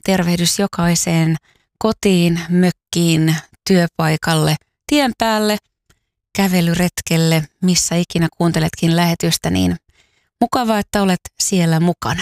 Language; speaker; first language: Finnish; native; Finnish